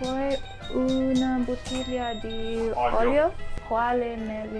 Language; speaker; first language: Italian; non-native, learner; English